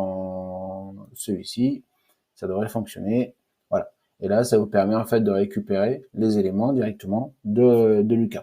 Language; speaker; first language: French; native; French